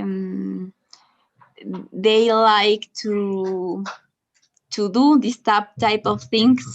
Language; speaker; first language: English; non-native, learner; Spanish